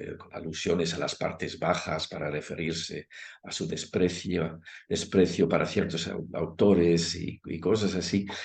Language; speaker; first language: Spanish; non-native, fluent; Dutch